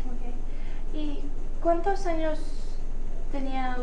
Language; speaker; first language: Spanish; early bilingual, heritage; Spanish